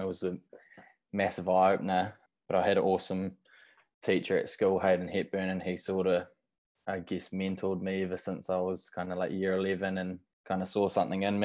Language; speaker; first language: English; native; English